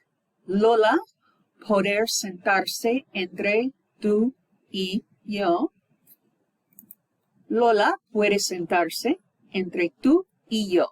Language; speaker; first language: Spanish; non-native, fluent; English